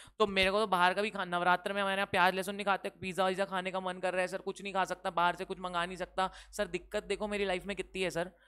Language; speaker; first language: Hindi; native; Hindi